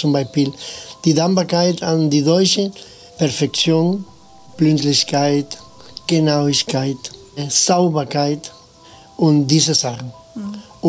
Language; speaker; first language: German; non-native, learner; Spanish